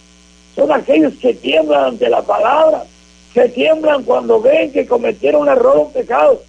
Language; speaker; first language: Spanish; native; Spanish